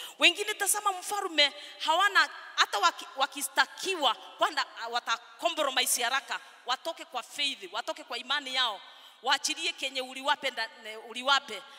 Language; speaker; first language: Swahili; non-native, local second language; Kikuyu